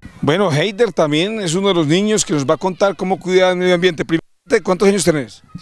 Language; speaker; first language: Spanish; native; Spanish